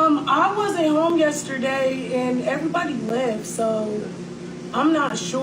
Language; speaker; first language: English; native; English